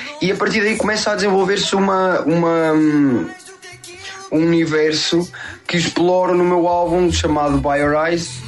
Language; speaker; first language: Portuguese; native; Portuguese